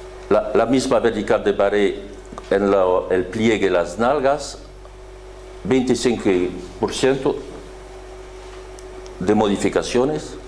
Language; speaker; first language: Spanish; non-native, fluent; French